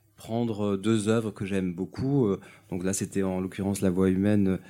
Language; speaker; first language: French; native; French